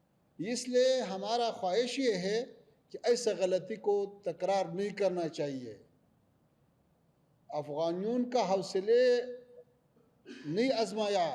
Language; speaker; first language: Hindi; non-native, fluent; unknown